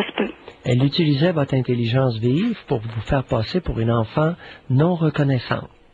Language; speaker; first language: French; native; French